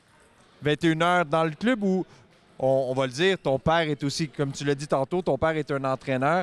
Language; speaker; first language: French; native; French